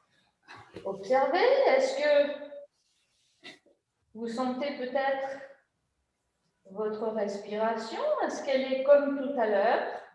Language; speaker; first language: French; native; French